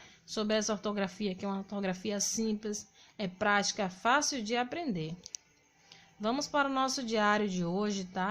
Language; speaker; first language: Portuguese; native; Portuguese